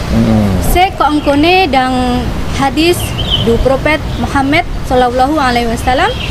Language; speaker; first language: French; non-native, fluent; Indonesian